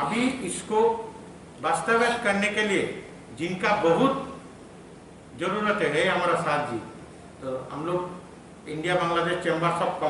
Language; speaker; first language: Hindi; non-native, local second language; Bangla